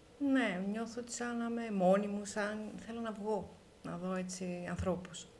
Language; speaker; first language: Greek; native; Greek